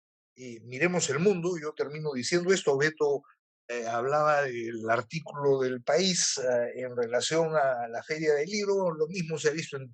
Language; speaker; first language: Spanish; native; Spanish